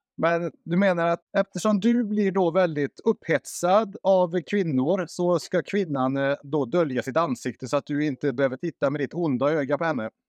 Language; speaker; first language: Swedish; native; Swedish